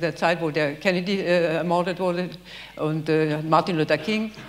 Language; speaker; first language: German; native; German